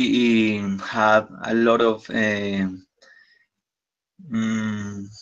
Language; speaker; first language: English; non-native, learner; Spanish